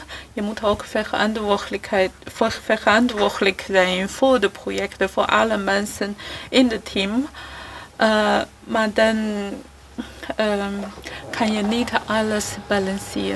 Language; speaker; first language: Dutch; non-native, fluent; Chinese